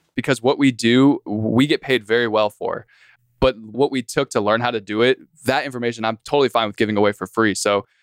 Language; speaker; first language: English; native; English